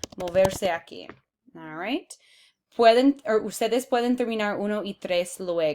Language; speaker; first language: Spanish; non-native, fluent; English